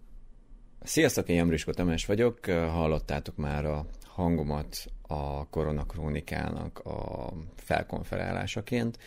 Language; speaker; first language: Hungarian; native; Hungarian